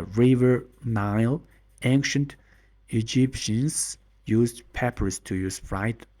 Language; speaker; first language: English; non-native, learner; Mongolian